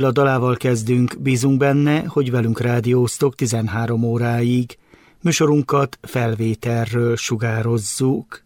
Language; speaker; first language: Hungarian; native; Hungarian